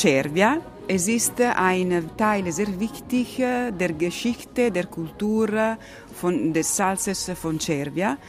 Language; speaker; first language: German; native; German